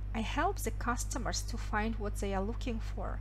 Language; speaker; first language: English; non-native, fluent; Russian